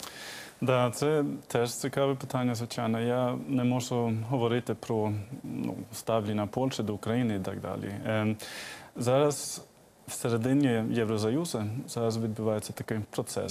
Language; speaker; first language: Ukrainian; non-native, fluent; Swedish